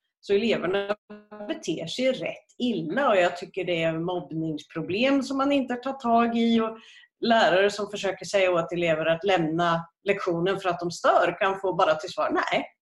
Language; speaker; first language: Swedish; native; Swedish